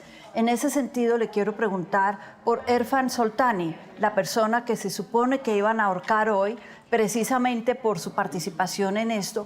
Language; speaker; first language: Spanish; native; Spanish